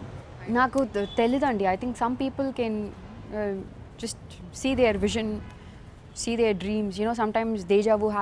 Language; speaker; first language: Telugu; non-native, learner; Tamil